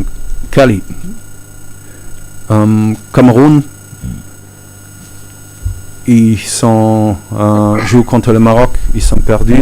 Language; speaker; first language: French; non-native, fluent; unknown